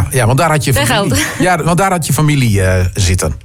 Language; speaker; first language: Dutch; native; Dutch